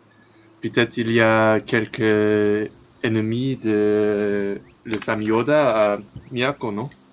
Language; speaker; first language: French; non-native, learner; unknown